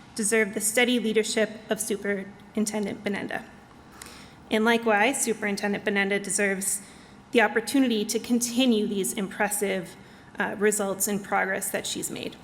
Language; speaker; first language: English; native; English